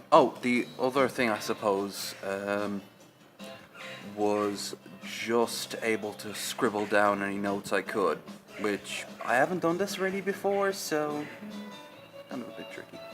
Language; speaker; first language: English; native; English